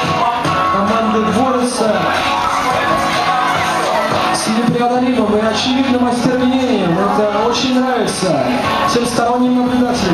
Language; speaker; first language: Russian; native; Russian